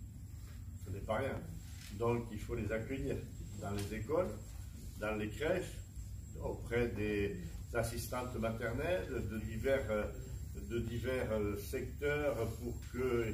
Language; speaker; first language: French; native; French